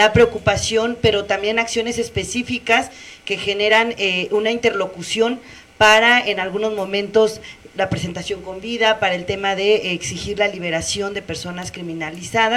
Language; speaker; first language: Spanish; native; Spanish